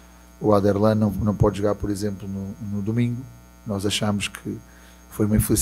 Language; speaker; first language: Portuguese; native; Portuguese